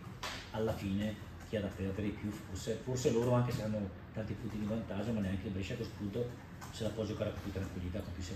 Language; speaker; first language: Italian; native; Italian